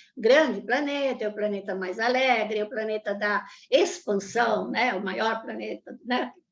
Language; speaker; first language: Portuguese; early bilingual, other home language; Italian